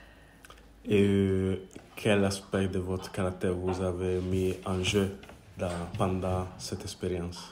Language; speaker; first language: French; non-native, learner; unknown